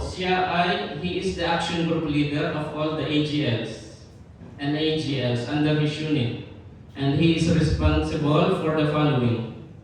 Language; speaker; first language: English; non-native, local second language; Filipino